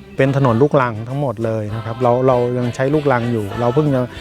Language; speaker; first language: Thai; native; Thai